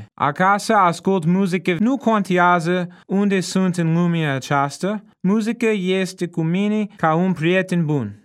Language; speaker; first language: Romanian; non-native, fluent; English